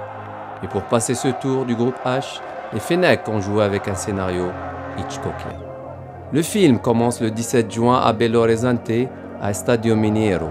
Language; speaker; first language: French; non-native, local second language; Arabic